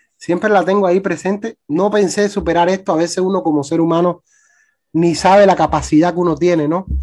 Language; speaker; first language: Spanish; native; Spanish